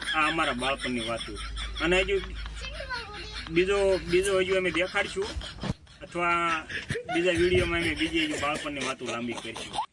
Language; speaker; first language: Gujarati; native; Gujarati